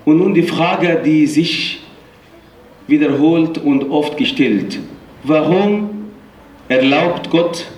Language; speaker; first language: German; non-native, fluent; Arabic